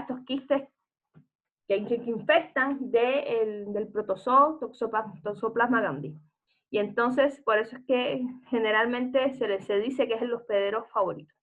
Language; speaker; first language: Spanish; native; Spanish